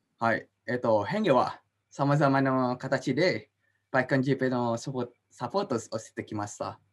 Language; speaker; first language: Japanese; non-native, learner; Indonesian